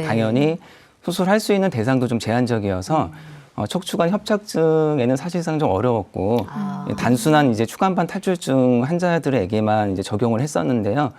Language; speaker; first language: Korean; native; Korean